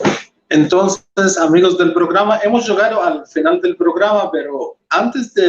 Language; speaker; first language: Spanish; non-native, fluent; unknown